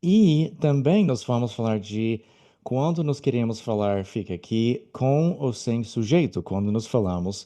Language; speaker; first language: Portuguese; non-native, fluent; English